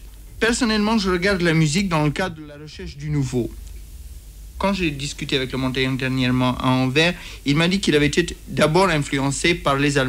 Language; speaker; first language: French; native; French